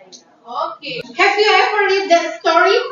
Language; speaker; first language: English; non-native, learner; Indonesian